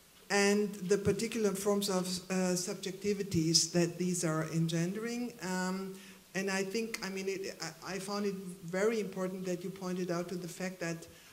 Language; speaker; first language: English; non-native, fluent; German